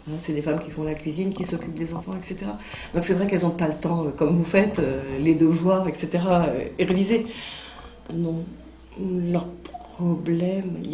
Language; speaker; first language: French; native; French